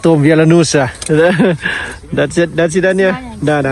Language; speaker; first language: Russian; non-native, learner; Lao